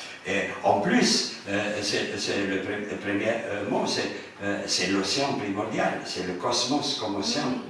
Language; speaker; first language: French; non-native, fluent; Romanian